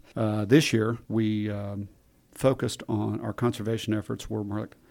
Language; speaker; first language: English; native; English